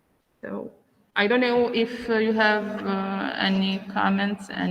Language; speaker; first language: English; non-native, learner; Arabic